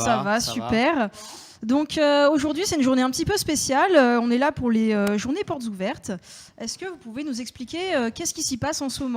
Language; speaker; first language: French; native; French